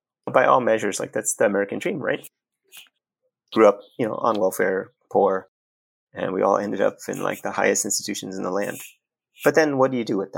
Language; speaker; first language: English; native; English